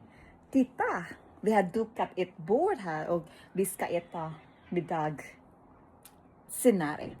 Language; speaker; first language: Swedish; non-native, fluent; Cebuano